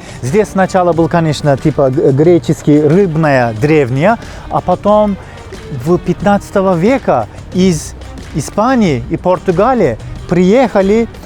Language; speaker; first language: Russian; non-native, fluent; Turkish